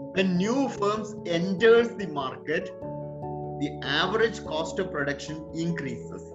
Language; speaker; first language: English; non-native, local second language; Malayalam